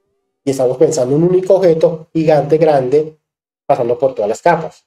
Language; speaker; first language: Spanish; native; Spanish